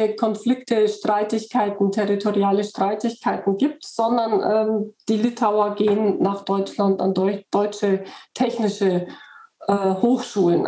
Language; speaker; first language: German; native; German